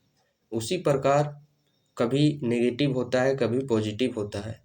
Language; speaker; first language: Hindi; native; Hindi